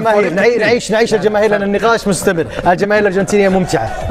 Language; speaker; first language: Arabic; native; Arabic